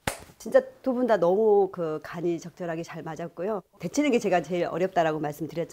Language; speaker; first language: Korean; native; Korean